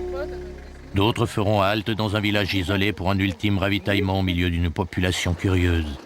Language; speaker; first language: French; native; French